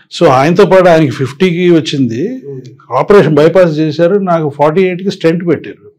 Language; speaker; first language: Telugu; native; Telugu